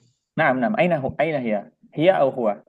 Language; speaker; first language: Arabic; non-native, fluent; Indonesian